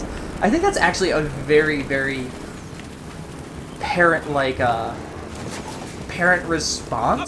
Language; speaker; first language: English; native; English